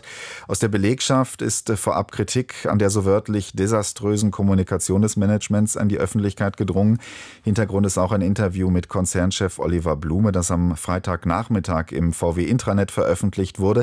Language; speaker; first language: German; native; German